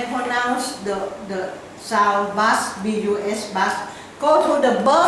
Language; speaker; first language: English; non-native, learner; Thai